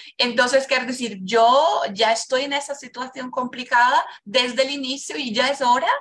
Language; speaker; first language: Spanish; non-native, fluent; Portuguese